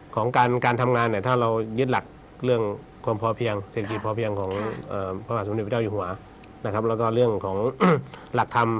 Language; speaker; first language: Thai; native; Thai